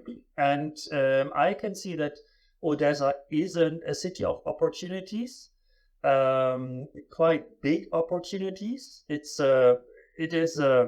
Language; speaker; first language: English; non-native, fluent; German